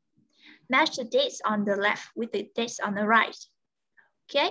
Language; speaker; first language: English; non-native, learner; Vietnamese